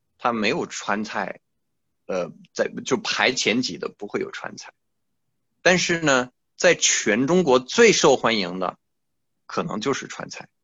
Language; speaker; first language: Chinese; non-native, fluent; French